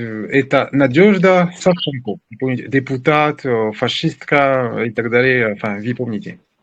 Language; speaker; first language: Russian; non-native, learner; French